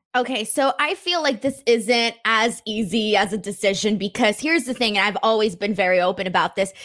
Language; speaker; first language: English; native; English